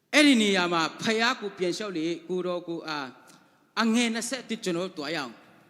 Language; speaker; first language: Burmese; non-native, local second language; Tedim Chin